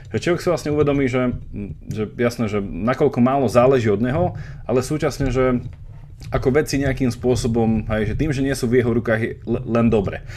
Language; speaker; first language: Slovak; native; Slovak